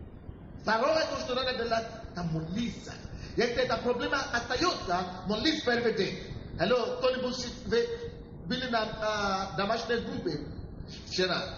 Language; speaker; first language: Russian; non-native, fluent; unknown